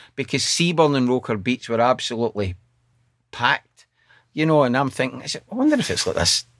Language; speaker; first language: English; native; English